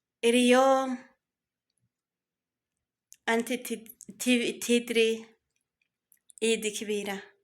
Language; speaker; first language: Arabic; non-native, learner; Kinyarwanda